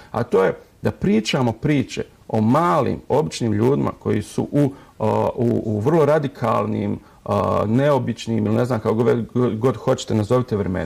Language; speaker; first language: Serbian; native; Serbian